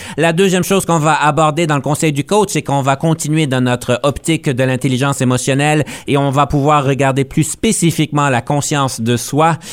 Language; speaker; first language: French; native; French